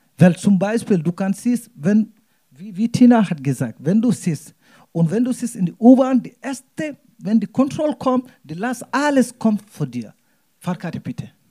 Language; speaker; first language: German; non-native, learner; Wolof